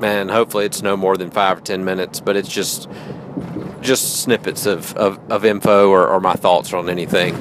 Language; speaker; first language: English; native; English